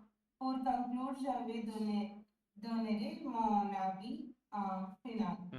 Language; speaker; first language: French; non-native, learner; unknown